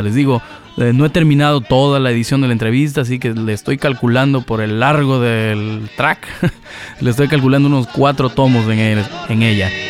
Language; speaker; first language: Spanish; native; Spanish